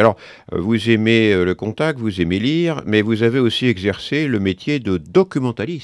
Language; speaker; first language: French; native; French